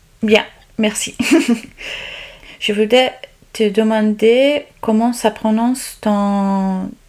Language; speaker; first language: French; non-native, local second language; Italian